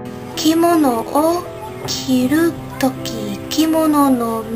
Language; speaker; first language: Japanese; non-native, learner; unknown